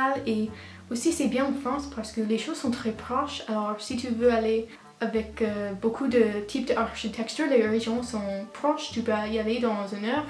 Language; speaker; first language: French; non-native, learner; English